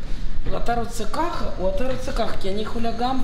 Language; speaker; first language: Hebrew; non-native, fluent; Russian